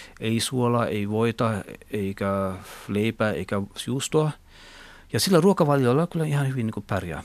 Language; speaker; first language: Finnish; non-native, local second language; Swedish